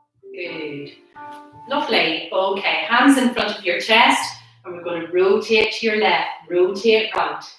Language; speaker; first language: English; native; English